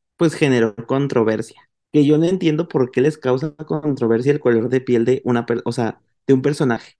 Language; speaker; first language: Spanish; native; Spanish